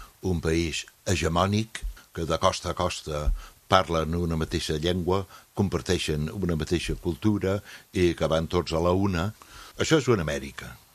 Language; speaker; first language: Catalan; non-native, fluent; English